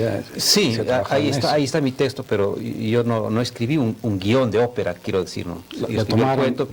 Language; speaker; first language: Spanish; native; Spanish